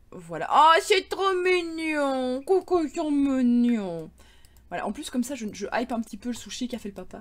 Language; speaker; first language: French; native; French